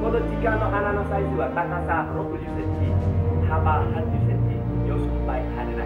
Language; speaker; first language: Japanese; non-native, learner; Vietnamese